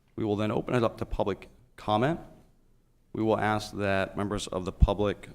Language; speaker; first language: English; native; English